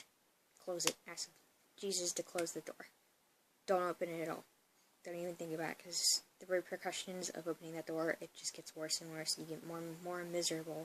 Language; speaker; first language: English; native; English